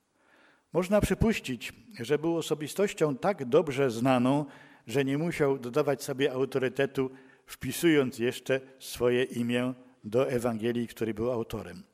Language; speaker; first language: Polish; native; Polish